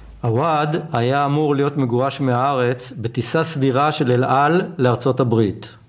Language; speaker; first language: Hebrew; native; Hebrew